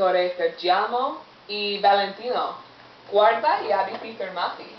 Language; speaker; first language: Italian; non-native, learner; English